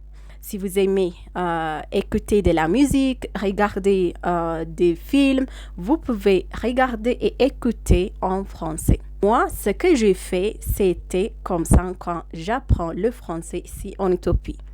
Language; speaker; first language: French; non-native, fluent; Amharic